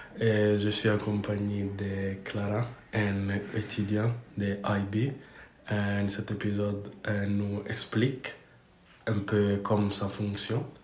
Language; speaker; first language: French; non-native, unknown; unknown